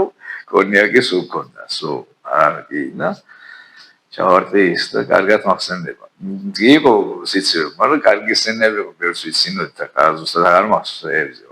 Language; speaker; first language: Georgian; native; Georgian